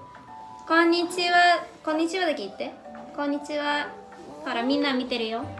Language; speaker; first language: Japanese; early bilingual, other home language; Indonesian